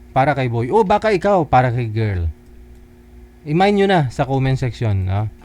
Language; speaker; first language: Filipino; native; Filipino